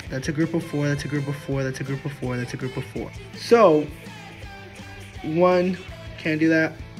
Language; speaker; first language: English; early bilingual, other home language; Spanish